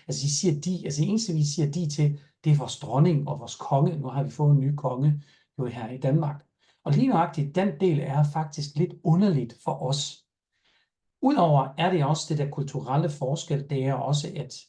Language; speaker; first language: Danish; non-native, fluent; German